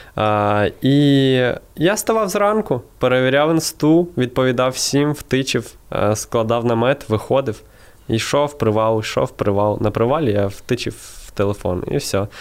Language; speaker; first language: Ukrainian; non-native, local second language; Russian